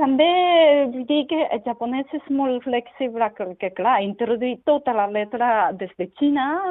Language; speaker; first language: Catalan; non-native, learner; Japanese